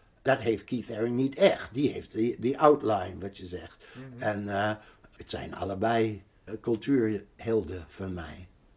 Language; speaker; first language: Dutch; non-native, fluent; English